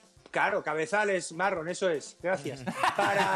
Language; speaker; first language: Spanish; native; Spanish